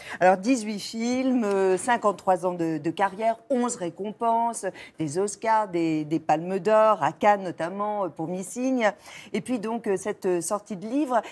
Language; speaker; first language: French; native; French